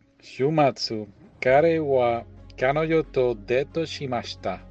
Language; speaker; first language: Japanese; non-native, learner; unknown